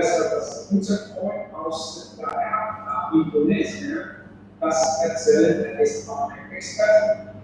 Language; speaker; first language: German; non-native, fluent; Arabic